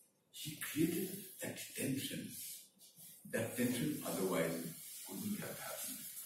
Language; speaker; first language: English; non-native, local second language; Bangla